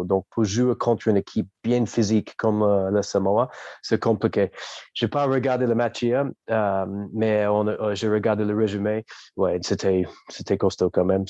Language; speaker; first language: French; non-native, fluent; English